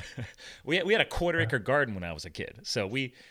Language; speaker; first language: English; native; English